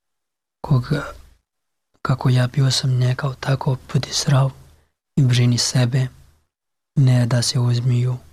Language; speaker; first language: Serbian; non-native, learner; Pashto